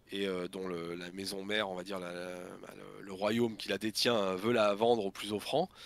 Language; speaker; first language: French; native; French